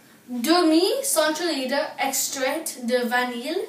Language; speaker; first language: French; non-native, learner; English